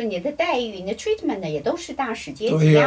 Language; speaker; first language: Chinese; native; Chinese